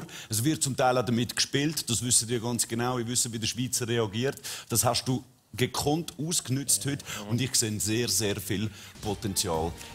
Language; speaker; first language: German; native; German